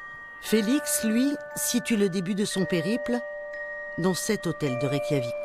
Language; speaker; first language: French; native; French